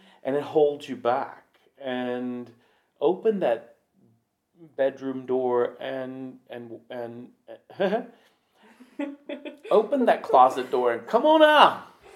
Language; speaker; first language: English; native; English